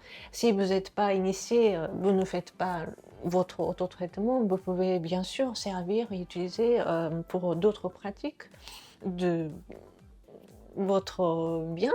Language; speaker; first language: French; non-native, fluent; Japanese